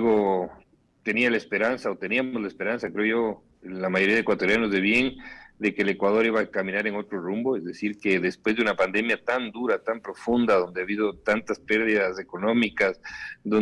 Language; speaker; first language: Spanish; native; Spanish